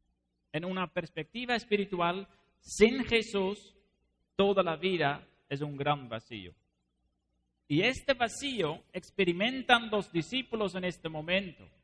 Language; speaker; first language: Spanish; non-native, fluent; Dutch